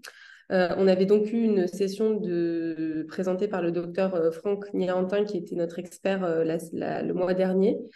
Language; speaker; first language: French; native; French